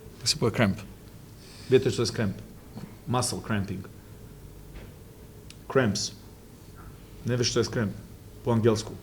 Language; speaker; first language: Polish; non-native, fluent; Serbian